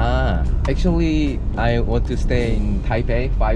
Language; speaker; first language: English; non-native, learner; Korean